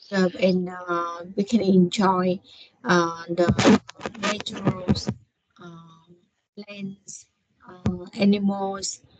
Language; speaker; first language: English; non-native, learner; Vietnamese